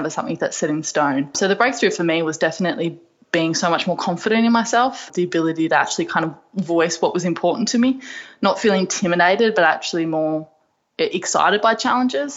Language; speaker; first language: English; native; English